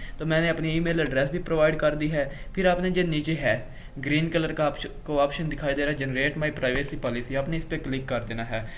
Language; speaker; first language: Urdu; non-native, local second language; Punjabi